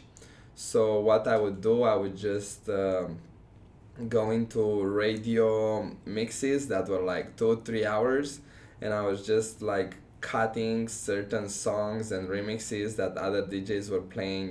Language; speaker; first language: English; non-native, fluent; Romanian